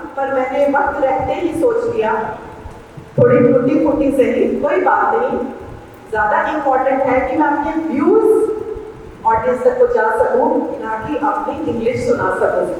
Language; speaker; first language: Hindi; non-native, local second language; Punjabi